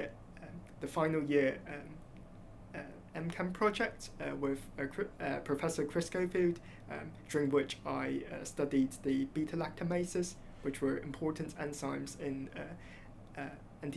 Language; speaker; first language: English; non-native, local second language; Cantonese